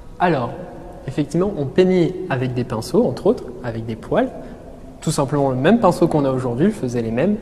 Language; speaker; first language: French; native; French